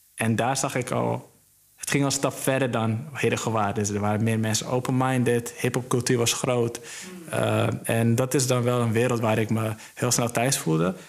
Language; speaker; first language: Dutch; early bilingual, other home language; Somali